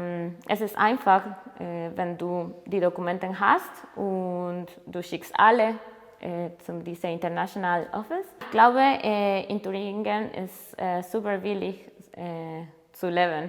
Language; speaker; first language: German; non-native, learner; Spanish